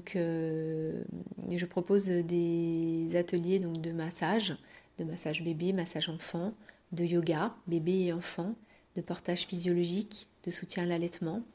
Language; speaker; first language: French; native; French